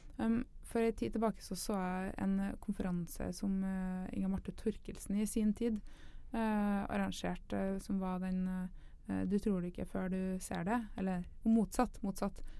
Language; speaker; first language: Norwegian; native; Norwegian